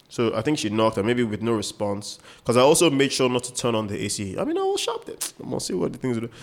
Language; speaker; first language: English; non-native, local second language; Yoruba